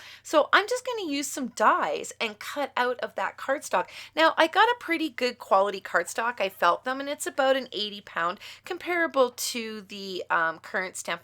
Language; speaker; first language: English; native; English